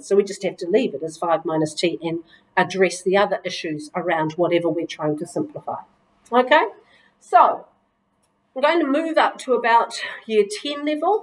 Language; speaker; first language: English; native; English